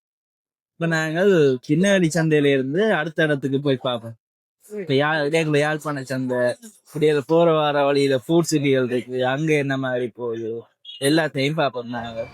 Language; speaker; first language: Tamil; native; Tamil